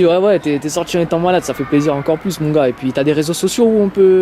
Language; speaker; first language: French; native; French